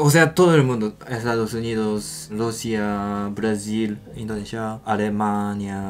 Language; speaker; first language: Spanish; non-native, fluent; Japanese